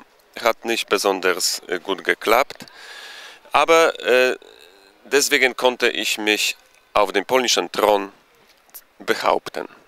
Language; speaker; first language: German; non-native, fluent; Polish